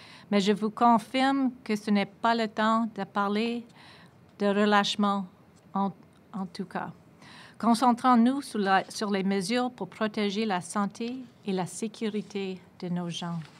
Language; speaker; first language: French; non-native, fluent; English